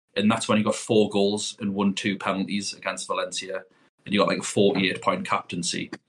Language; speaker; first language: English; native; English